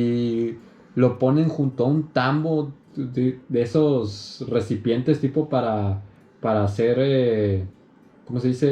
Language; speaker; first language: Spanish; native; Spanish